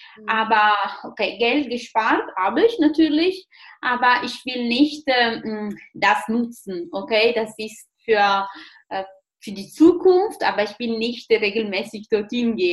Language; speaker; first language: German; non-native, fluent; Italian